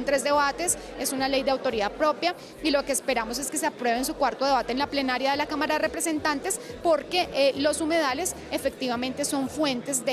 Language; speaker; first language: Spanish; native; Spanish